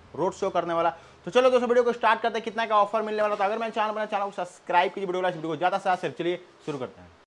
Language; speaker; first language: Hindi; native; Hindi